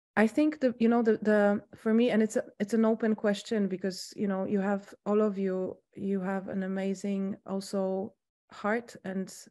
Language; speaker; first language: English; non-native, fluent; Polish